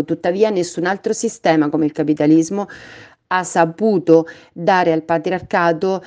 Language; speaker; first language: Italian; native; Italian